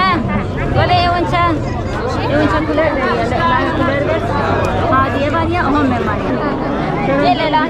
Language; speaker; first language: Turkish; non-native, fluent; Turkmen